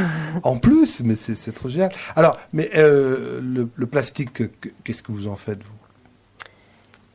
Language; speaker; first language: French; native; French